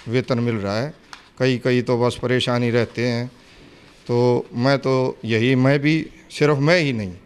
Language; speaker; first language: Hindi; native; Hindi